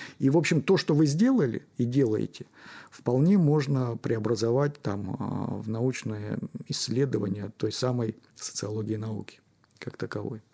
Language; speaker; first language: Russian; native; Russian